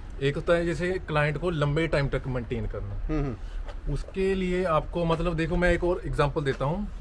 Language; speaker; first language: Hindi; non-native, local second language; Punjabi